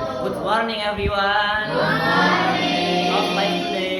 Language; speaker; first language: English; non-native, learner; Indonesian